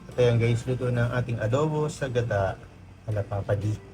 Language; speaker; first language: Filipino; native; Filipino